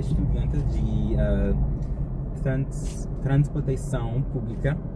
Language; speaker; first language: Portuguese; non-native, learner; English